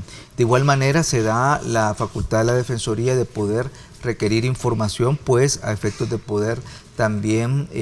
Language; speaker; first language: Spanish; native; Spanish